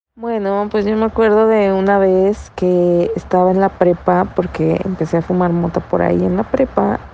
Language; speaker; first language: Spanish; native; Spanish